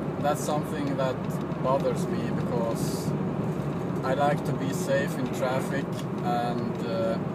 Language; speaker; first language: English; non-native, fluent; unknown